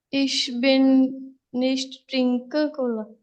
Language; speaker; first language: German; non-native, learner; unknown